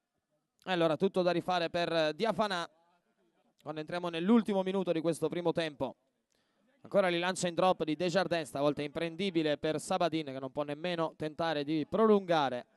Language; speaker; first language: Italian; native; Italian